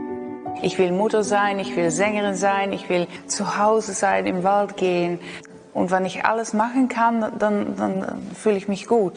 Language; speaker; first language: German; non-native, learner; Dutch